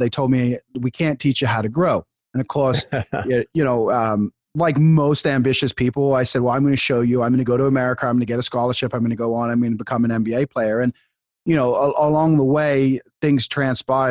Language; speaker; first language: English; native; English